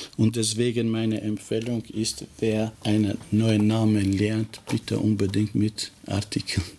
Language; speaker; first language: German; non-native, fluent; Albanian